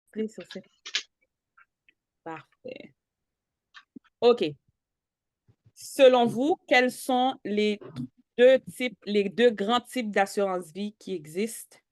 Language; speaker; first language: French; native; French